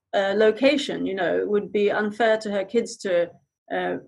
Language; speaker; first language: English; native; English